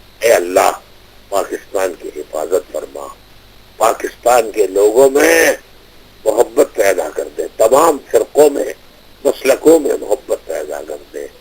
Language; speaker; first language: Urdu; native; Urdu